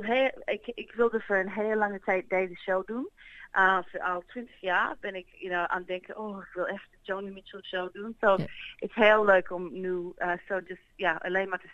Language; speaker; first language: Dutch; early bilingual, heritage; English